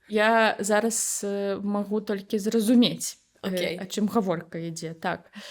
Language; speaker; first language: Belarusian; native; Belarusian